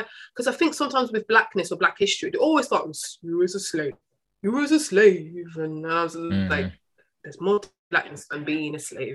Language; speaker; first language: English; native; English